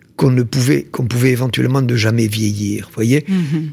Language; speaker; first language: French; native; French